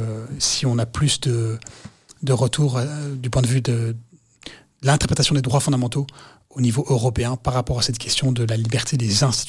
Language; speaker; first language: French; native; French